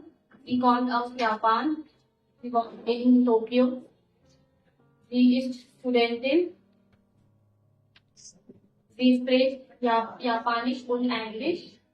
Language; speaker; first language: German; non-native, learner; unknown